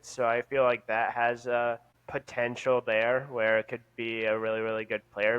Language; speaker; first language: English; native; English